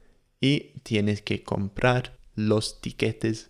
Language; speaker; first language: Spanish; non-native, fluent; English